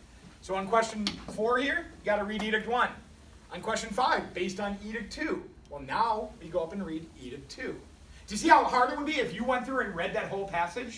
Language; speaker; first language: English; native; English